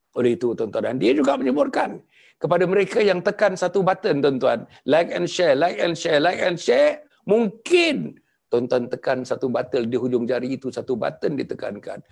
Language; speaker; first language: Malay; native; Malay